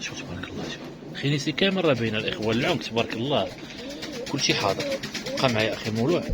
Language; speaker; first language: Arabic; native; Arabic